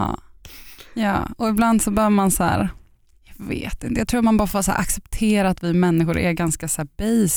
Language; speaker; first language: Swedish; native; Swedish